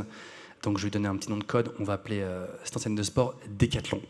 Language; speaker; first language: French; native; French